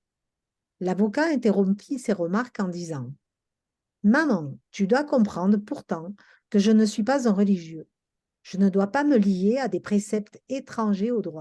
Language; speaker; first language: French; native; French